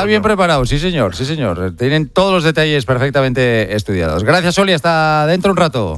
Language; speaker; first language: Spanish; native; Spanish